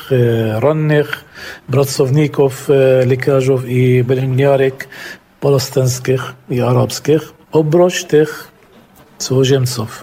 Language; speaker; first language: Polish; non-native, fluent; Arabic